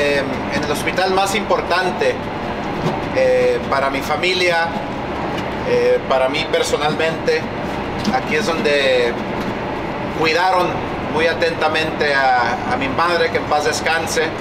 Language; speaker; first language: Spanish; early bilingual, heritage; Spanish